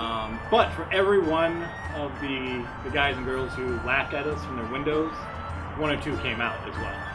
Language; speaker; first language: English; native; English